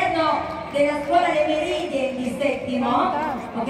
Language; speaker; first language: Italian; native; Italian